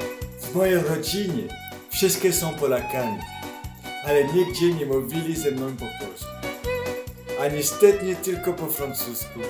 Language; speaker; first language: Polish; non-native, learner; French